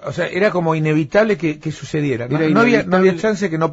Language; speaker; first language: Spanish; native; Spanish